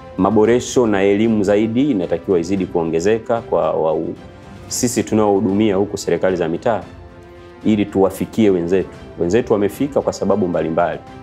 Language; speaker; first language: Swahili; native; Swahili